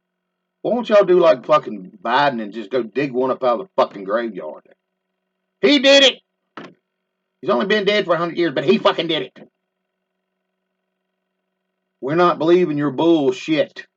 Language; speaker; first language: English; native; English